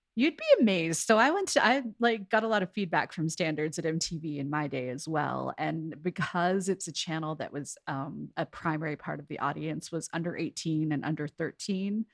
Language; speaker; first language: English; native; English